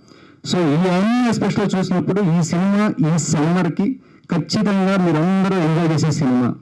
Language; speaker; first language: Telugu; native; Telugu